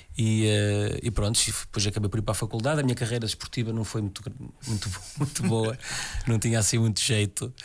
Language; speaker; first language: Portuguese; native; Portuguese